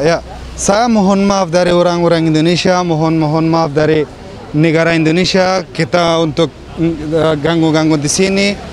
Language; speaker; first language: Indonesian; non-native, fluent; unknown